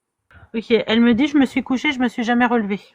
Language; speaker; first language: French; native; French